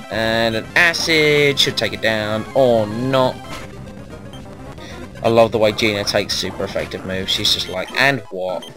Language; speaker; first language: English; native; English